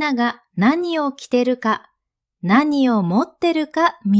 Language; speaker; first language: Japanese; non-native, fluent; Vietnamese